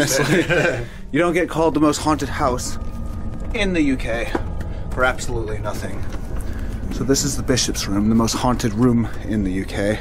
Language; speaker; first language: English; native; English